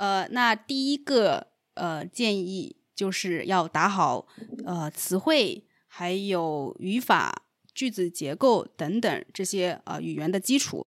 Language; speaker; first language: Chinese; native; Chinese